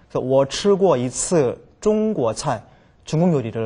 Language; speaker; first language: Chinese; non-native, fluent; Korean